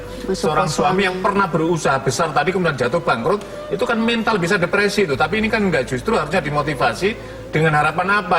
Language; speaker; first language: Indonesian; native; Indonesian